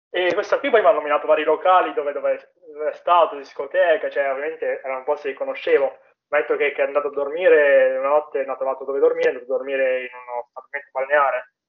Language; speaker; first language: Italian; native; Italian